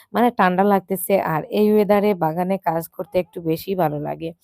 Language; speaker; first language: Bangla; non-native, local second language; Sylheti